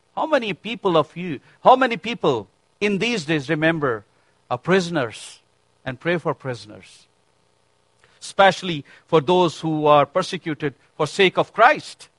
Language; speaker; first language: English; non-native, local second language; Urdu